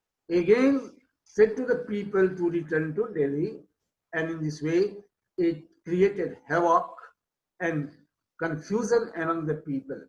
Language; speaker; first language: English; non-native, local second language; Hindi